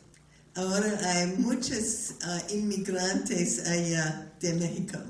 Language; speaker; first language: Spanish; non-native, learner; English